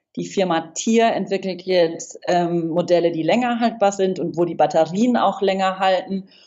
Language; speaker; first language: German; non-native, fluent; English